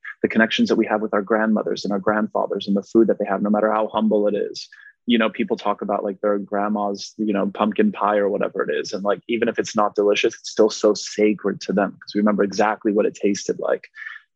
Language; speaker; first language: English; non-native, fluent; Polish